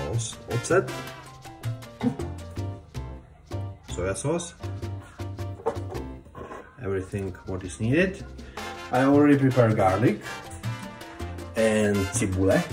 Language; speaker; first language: English; non-native, fluent; Czech